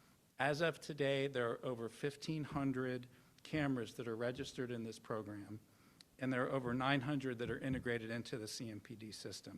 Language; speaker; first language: English; native; English